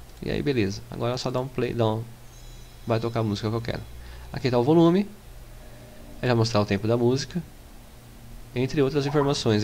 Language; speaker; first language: Portuguese; native; Portuguese